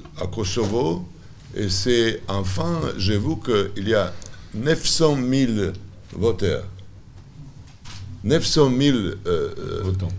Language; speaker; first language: French; non-native, learner; Serbian